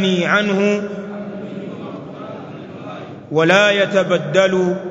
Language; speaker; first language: Arabic; non-native, fluent; Swahili